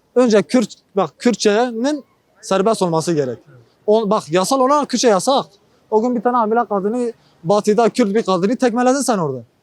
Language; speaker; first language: Turkish; non-native, local second language; Kurdish